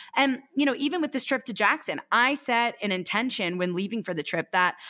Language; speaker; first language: English; native; English